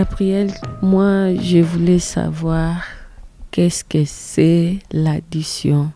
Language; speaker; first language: French; non-native, learner; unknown